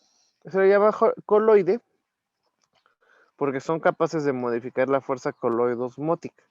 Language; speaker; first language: Spanish; native; Spanish